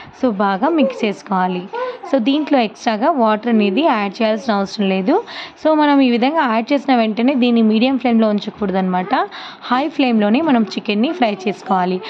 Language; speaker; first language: Telugu; non-native, local second language; Urdu